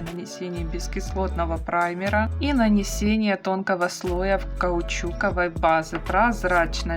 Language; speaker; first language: Russian; native; Russian